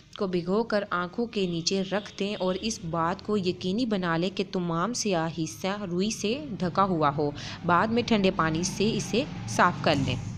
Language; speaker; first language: Urdu; native; Urdu